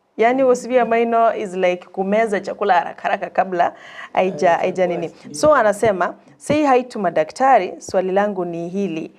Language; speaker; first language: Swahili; non-native, local second language; Gusii